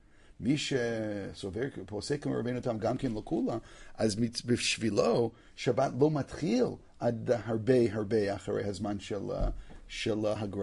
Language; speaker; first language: Hebrew; non-native, fluent; English